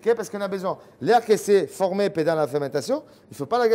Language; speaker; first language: French; non-native, fluent; Italian